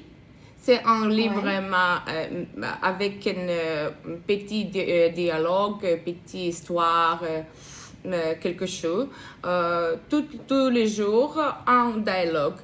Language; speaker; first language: French; non-native, learner; Russian